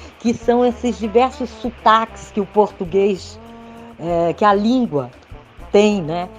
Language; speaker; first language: Portuguese; native; Portuguese